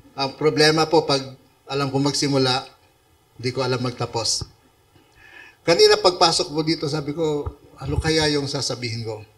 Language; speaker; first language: Filipino; non-native, local second language; Iloko